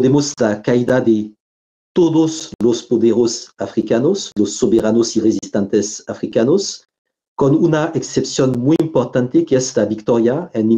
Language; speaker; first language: Spanish; non-native, fluent; French